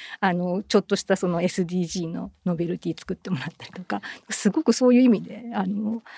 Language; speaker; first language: Japanese; native; Japanese